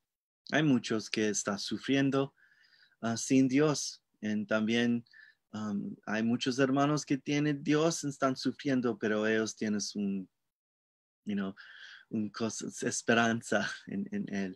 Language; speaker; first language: Spanish; non-native, learner; English